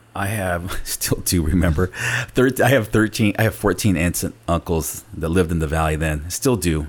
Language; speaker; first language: English; early bilingual, other home language; Spanish